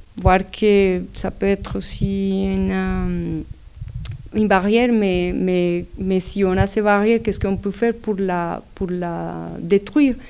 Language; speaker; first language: French; non-native, fluent; Spanish